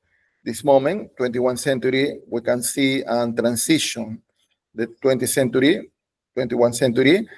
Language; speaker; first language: English; non-native, learner; Spanish